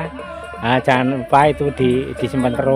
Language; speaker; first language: Indonesian; non-native, local second language; Javanese